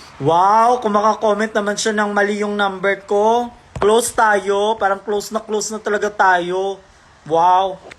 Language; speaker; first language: Filipino; non-native, local second language; Cebuano